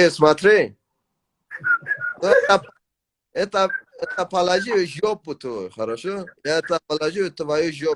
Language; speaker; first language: Russian; non-native, learner; Tajik